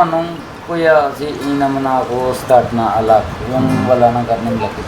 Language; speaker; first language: Filipino; non-native, learner; Punjabi